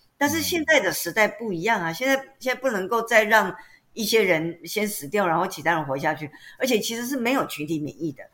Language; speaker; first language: Chinese; native; Chinese